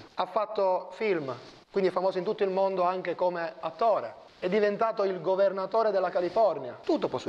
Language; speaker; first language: Italian; native; Italian